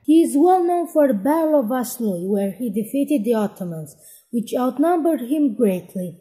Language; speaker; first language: English; non-native, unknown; Romanian